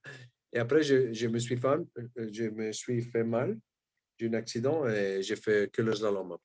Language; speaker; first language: French; non-native, fluent; Italian